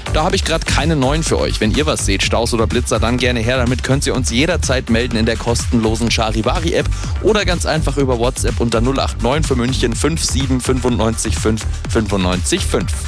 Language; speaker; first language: German; native; German